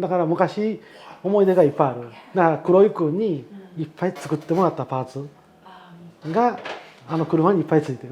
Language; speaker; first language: Japanese; native; Japanese